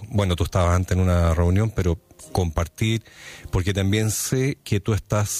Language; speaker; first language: Spanish; native; Spanish